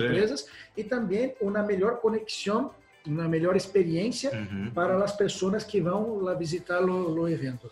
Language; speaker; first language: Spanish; non-native, learner; Portuguese